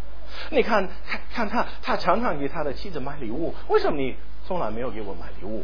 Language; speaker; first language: Chinese; non-native, fluent; English